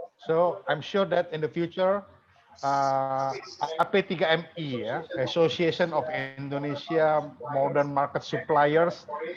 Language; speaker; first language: English; non-native, fluent; Indonesian